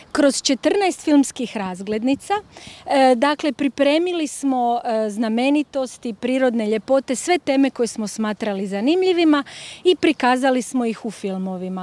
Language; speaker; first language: Croatian; native; Croatian